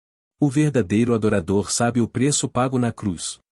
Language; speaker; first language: Portuguese; native; Portuguese